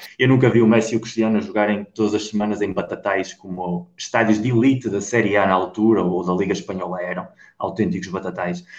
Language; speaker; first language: Portuguese; native; Portuguese